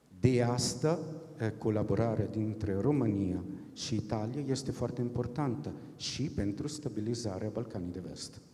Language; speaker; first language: Romanian; non-native, fluent; Italian